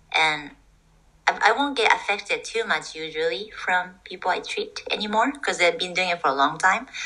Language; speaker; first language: English; non-native, fluent; Japanese